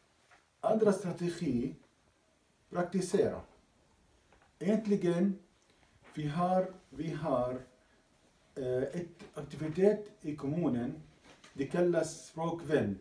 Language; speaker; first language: Swedish; non-native, learner; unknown